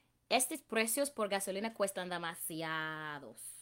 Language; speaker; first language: Spanish; non-native, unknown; English